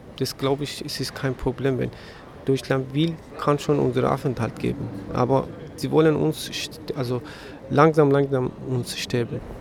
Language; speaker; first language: German; non-native, learner; Persian